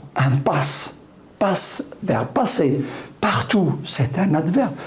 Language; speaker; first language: French; non-native, local second language; Arabic